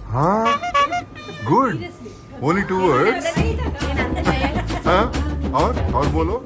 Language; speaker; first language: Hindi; non-native, local second language; Telugu